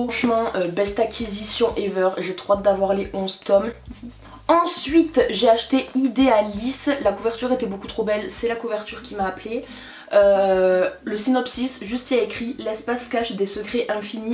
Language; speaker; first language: French; native; French